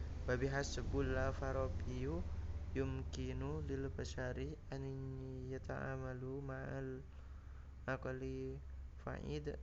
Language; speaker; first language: Arabic; non-native, learner; Indonesian